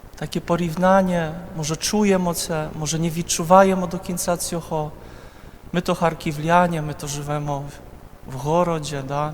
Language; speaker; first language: Ukrainian; non-native, fluent; Polish